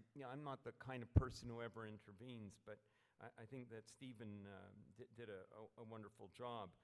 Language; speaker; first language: English; native; English